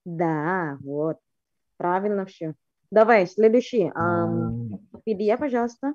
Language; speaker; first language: Russian; non-native, fluent; Indonesian